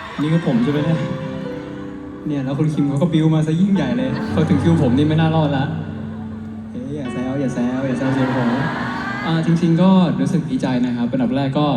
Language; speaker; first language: Thai; native; Thai